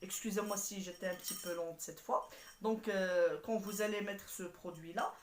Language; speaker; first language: French; non-native, local second language; Arabic